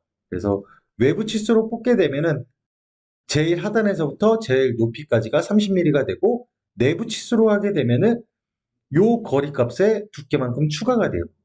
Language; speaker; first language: Korean; native; Korean